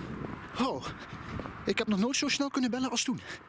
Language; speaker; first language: Dutch; native; Dutch